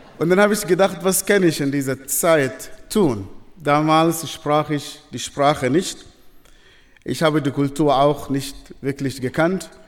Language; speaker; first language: German; non-native, fluent; Arabic